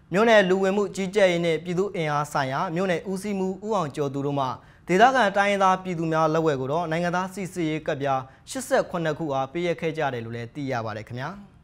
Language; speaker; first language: Burmese; native; Burmese